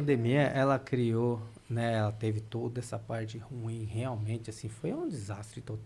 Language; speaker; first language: Portuguese; native; Portuguese